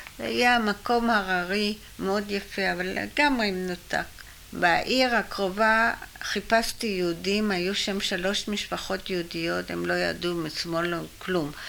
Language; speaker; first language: Hebrew; early bilingual, other home language; German